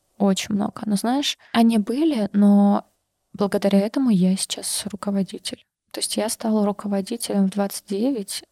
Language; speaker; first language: Russian; non-native, local second language; Karachay-Balkar